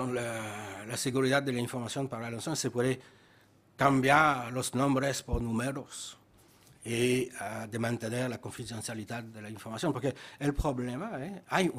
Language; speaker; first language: Spanish; non-native, fluent; French